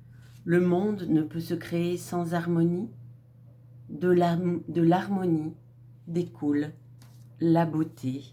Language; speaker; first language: French; native; French